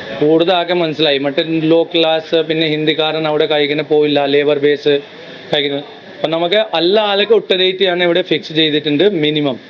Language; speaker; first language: Malayalam; non-native, local second language; Hindi